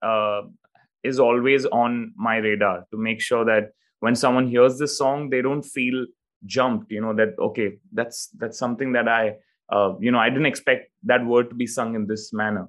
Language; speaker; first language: English; non-native, local second language; Hindi